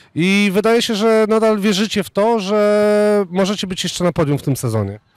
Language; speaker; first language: Polish; native; Polish